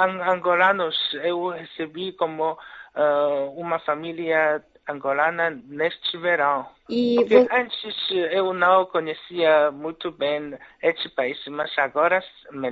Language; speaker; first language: Portuguese; non-native, fluent; Chinese